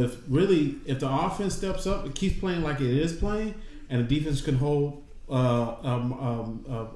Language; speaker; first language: English; native; English